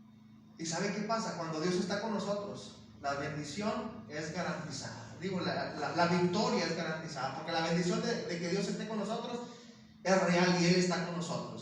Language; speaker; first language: Spanish; native; Spanish